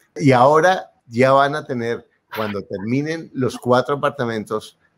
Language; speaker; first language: Spanish; native; Spanish